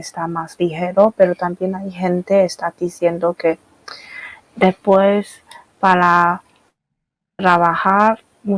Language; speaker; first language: Spanish; non-native, fluent; Chinese